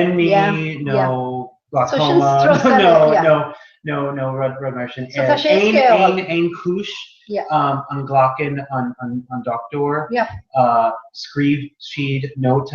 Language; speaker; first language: Irish; non-native, learner; English